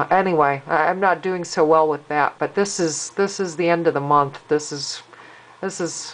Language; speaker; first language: English; native; English